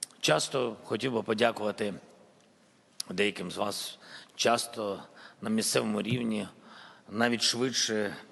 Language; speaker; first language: Ukrainian; non-native, local second language; Russian